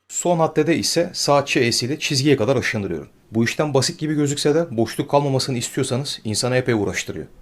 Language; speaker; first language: Turkish; native; Turkish